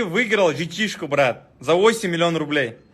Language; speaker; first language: Russian; native; Russian